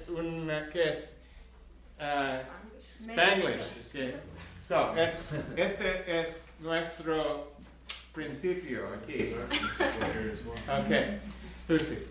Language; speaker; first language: Spanish; non-native, learner; English